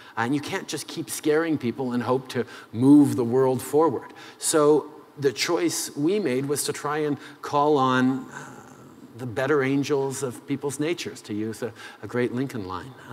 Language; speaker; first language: English; early bilingual, other home language; French